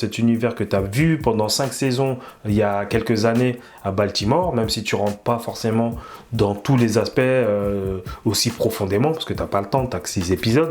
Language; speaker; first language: French; native; French